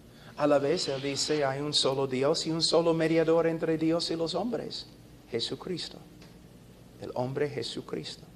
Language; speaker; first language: Spanish; non-native, fluent; English